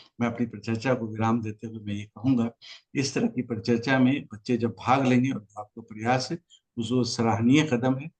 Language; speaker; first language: Hindi; native; Hindi